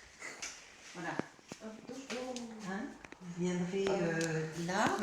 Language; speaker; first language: French; native; French